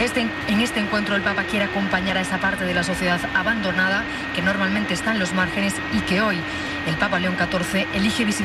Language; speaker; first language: Spanish; native; Spanish